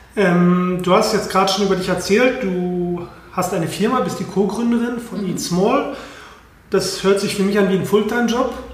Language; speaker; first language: German; native; German